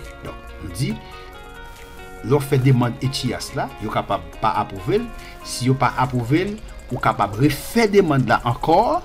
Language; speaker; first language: Portuguese; non-native, learner; Haitian Creole